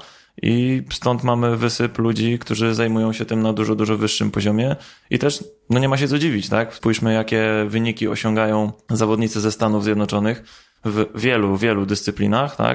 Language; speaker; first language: Polish; native; Polish